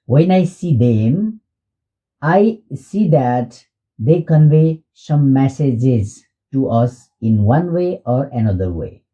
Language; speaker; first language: English; non-native, local second language; Nepali